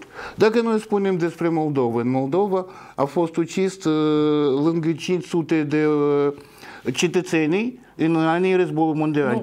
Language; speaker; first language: Romanian; non-native, local second language; Russian